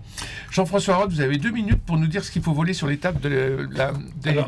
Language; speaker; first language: French; native; French